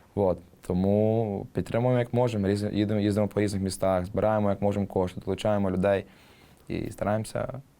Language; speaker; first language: Ukrainian; native; Ukrainian